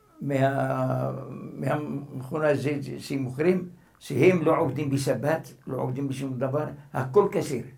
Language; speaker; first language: Hebrew; non-native, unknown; Arabic